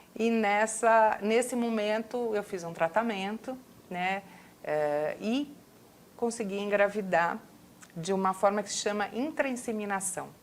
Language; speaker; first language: Portuguese; native; Portuguese